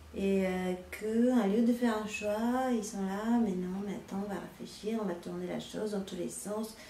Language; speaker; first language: French; non-native, fluent; Romanian